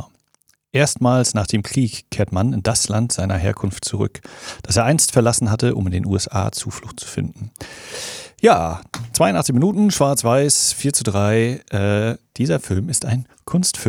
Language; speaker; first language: German; native; German